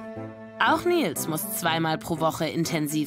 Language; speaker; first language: German; native; German